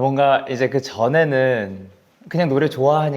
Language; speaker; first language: Korean; native; Korean